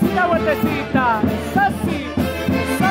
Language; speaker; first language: Spanish; native; Spanish